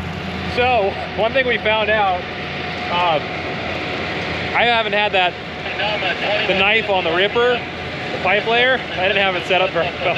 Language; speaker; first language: English; native; English